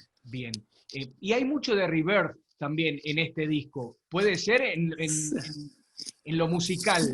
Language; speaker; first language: Spanish; native; Spanish